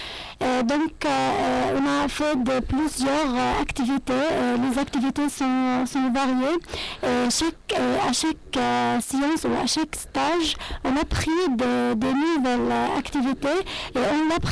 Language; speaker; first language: French; non-native, fluent; Arabic